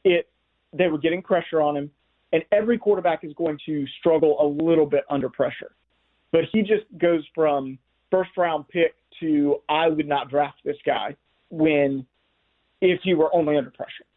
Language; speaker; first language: English; native; English